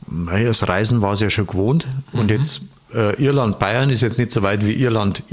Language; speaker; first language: German; native; German